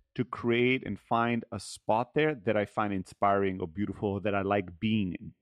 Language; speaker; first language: English; early bilingual, heritage; German